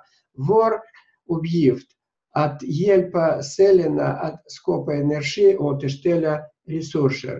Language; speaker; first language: Swedish; non-native, fluent; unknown